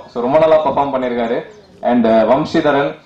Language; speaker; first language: Tamil; native; Tamil